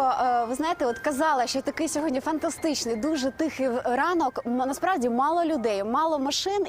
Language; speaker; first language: Ukrainian; native; Ukrainian